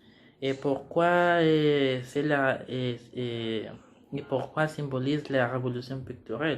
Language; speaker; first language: French; non-native, learner; Spanish